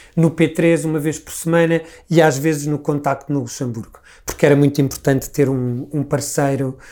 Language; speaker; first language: Portuguese; native; Portuguese